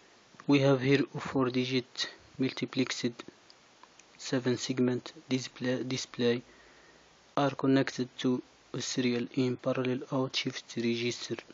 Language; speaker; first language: English; non-native, fluent; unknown